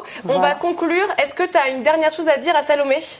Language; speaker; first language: French; native; French